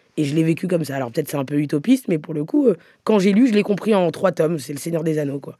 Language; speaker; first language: French; native; French